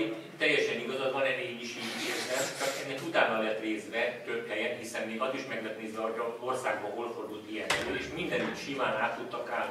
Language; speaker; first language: Hungarian; native; Hungarian